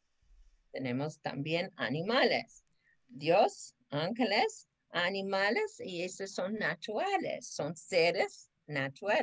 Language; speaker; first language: Spanish; non-native, fluent; English